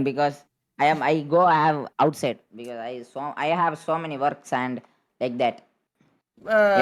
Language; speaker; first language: English; non-native, learner; Malayalam